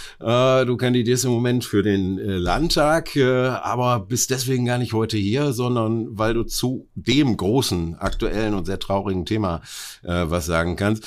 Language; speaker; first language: German; native; German